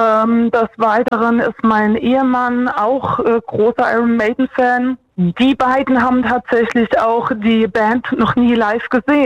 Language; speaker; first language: German; native; German